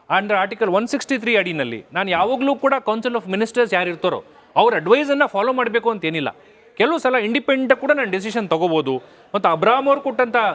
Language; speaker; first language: Kannada; native; Kannada